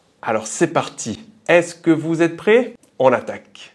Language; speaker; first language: French; native; French